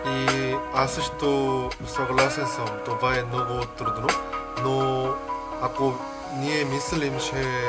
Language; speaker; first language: Bulgarian; non-native, learner; Korean